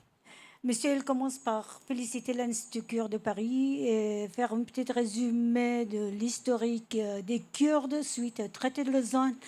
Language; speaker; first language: French; non-native, fluent; Kurdish